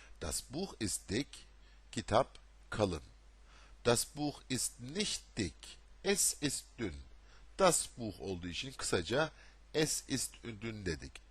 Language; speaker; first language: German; non-native, fluent; Turkish